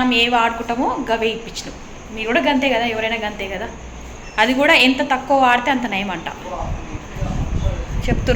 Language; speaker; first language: Telugu; native; Telugu